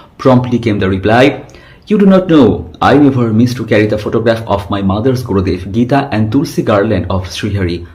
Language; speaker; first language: English; non-native, local second language; Bangla